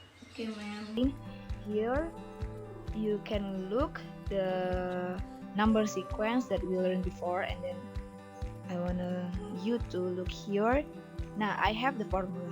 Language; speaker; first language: English; non-native, learner; Indonesian